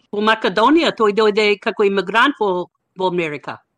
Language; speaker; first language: Macedonian; non-native, learner; English